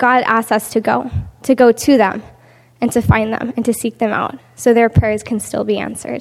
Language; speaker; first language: English; native; English